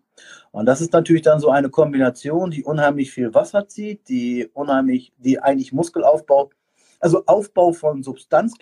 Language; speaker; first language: German; native; German